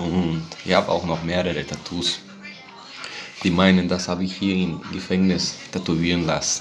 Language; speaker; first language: German; non-native, fluent; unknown